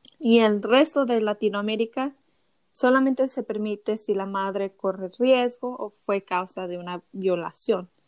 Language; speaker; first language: Spanish; early bilingual, heritage; Spanish